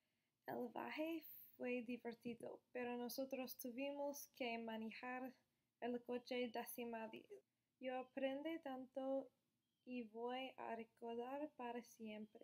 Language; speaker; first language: Spanish; non-native, learner; English